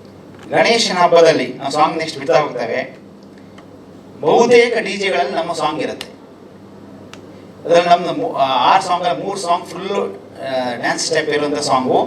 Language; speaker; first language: Kannada; native; Kannada